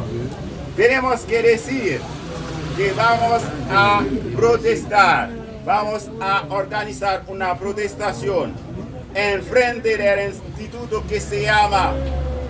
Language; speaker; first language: Spanish; non-native, learner; Haitian Creole